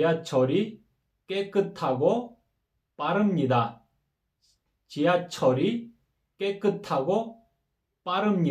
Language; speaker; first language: Korean; non-native, fluent; Kyrgyz